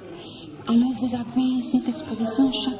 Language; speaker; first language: French; non-native, fluent; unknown